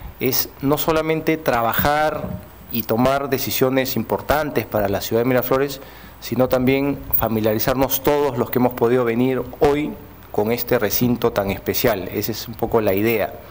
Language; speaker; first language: Spanish; native; Spanish